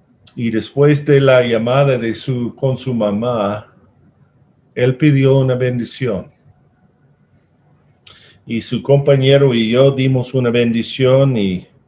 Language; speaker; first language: Spanish; non-native, fluent; English